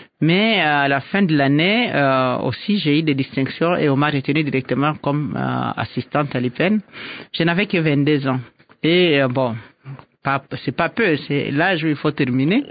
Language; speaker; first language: French; non-native, local second language; Swahili